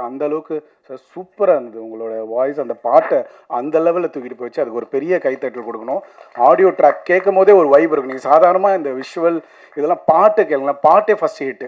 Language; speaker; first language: Tamil; native; Tamil